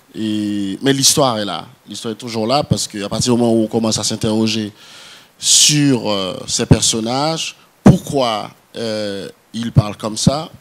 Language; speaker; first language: French; non-native, local second language; Haitian Creole